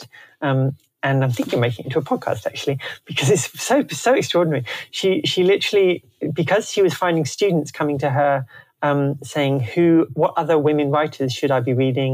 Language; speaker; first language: English; native; English